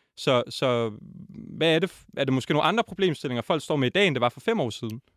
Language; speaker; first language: Danish; native; Danish